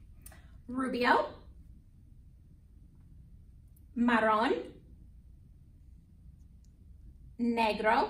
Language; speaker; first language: Spanish; non-native, fluent; English